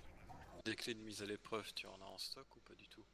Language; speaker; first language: French; native; French